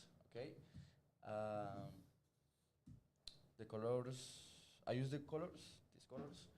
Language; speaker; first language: English; non-native, learner; Spanish